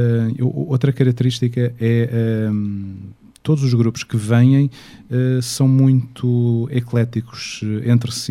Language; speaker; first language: Portuguese; native; Portuguese